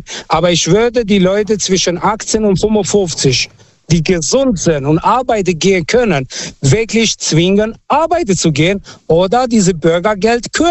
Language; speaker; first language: German; non-native, fluent; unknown